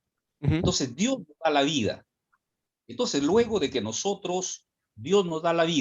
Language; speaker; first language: Spanish; native; Spanish